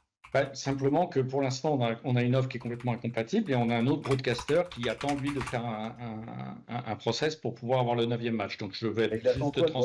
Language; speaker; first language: French; native; French